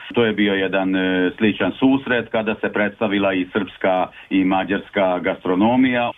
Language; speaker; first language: Serbian; early bilingual, heritage; Serbian